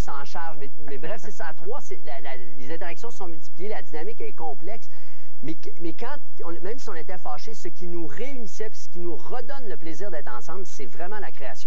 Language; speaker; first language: French; native; French